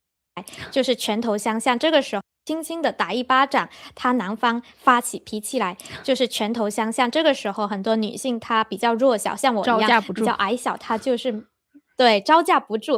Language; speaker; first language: Chinese; native; Chinese